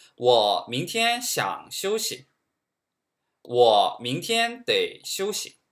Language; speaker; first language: Chinese; non-native, fluent; Korean